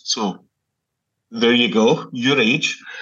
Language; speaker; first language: English; native; English